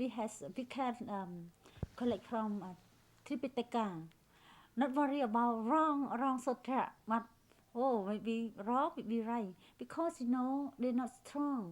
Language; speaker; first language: English; non-native, learner; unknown